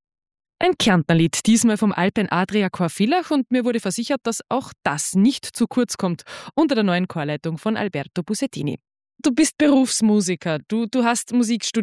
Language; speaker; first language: German; native; German